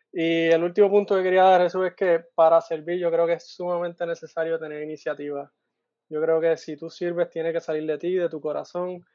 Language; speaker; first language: Spanish; native; Spanish